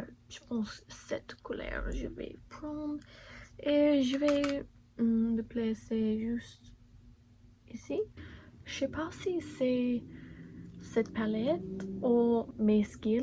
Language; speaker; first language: French; non-native, learner; English